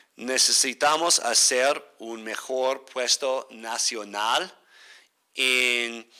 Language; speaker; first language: Spanish; non-native, fluent; English